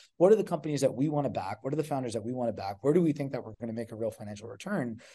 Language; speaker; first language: English; native; English